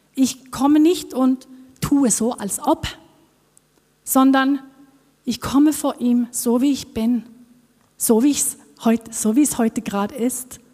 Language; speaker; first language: German; non-native, fluent; Norwegian